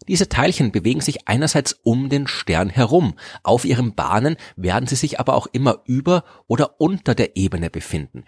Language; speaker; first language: German; native; German